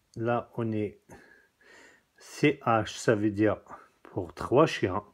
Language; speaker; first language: French; non-native, local second language; Kabyle